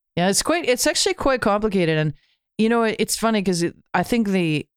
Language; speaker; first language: English; native; English